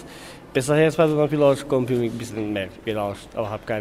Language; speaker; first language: German; non-native, learner; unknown